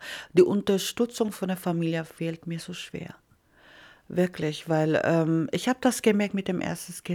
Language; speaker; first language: German; non-native, fluent; Iloko